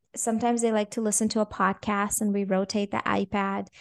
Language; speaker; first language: English; non-native, fluent; Russian